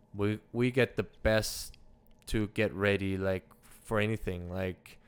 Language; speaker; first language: English; early bilingual, other home language; German